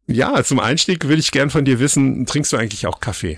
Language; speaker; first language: German; native; German